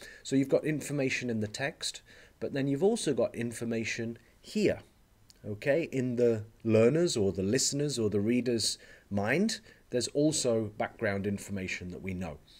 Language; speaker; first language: English; native; English